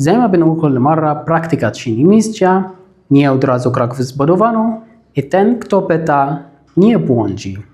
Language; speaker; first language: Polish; non-native, fluent; Arabic